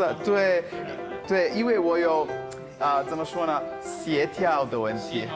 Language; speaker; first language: Chinese; non-native, learner; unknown